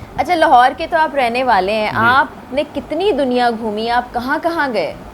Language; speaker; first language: Urdu; native; Urdu